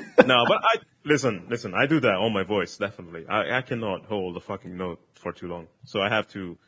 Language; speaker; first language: English; non-native, fluent; Italian